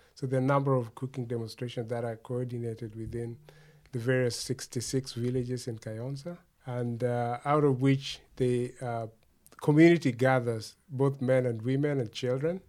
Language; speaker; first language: English; non-native, local second language; Luo (Kenya and Tanzania)